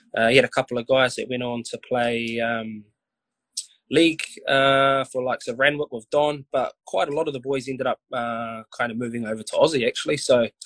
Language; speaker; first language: English; native; English